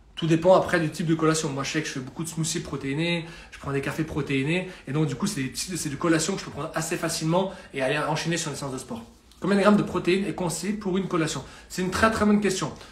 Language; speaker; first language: French; native; French